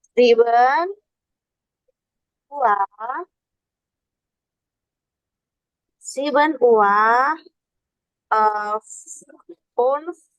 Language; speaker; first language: German; non-native, learner; Indonesian